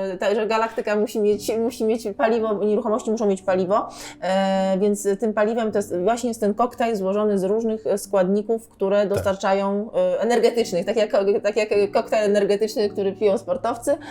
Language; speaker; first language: Polish; native; Polish